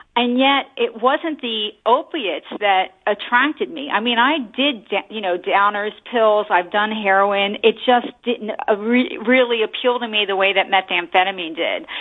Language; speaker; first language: English; native; English